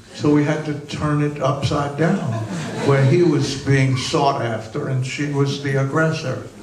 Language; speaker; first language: English; native; English